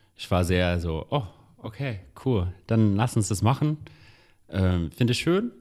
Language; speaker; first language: German; non-native, fluent; English